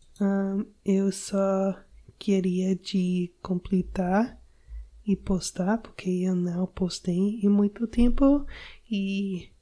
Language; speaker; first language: Portuguese; non-native, learner; English